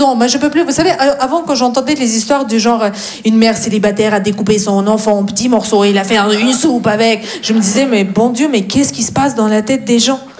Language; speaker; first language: French; non-native, fluent; Russian